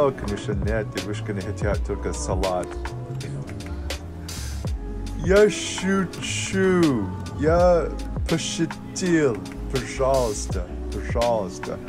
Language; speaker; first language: Russian; non-native, learner; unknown